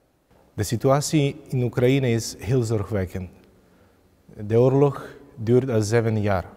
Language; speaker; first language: Dutch; non-native, fluent; Ukrainian